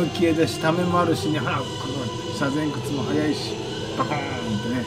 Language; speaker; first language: Japanese; native; Japanese